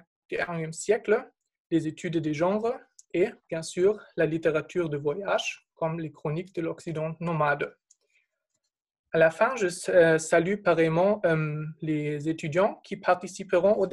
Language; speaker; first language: French; non-native, fluent; German